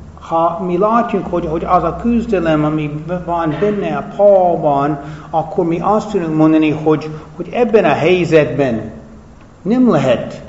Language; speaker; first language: Hungarian; non-native, fluent; English